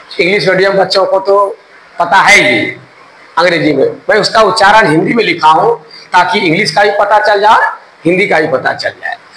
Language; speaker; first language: Hindi; native; Hindi